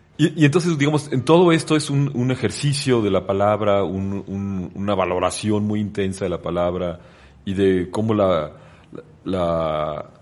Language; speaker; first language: Spanish; native; Spanish